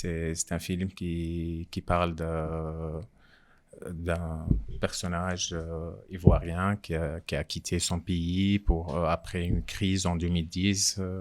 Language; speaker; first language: French; non-native, local second language; Arabic